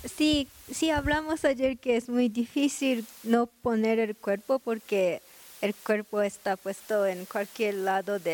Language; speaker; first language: Spanish; non-native, learner; Japanese